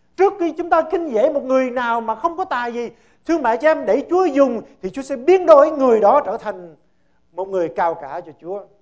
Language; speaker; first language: Vietnamese; early bilingual, heritage; Vietnamese